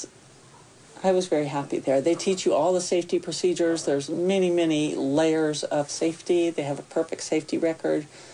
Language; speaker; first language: English; native; English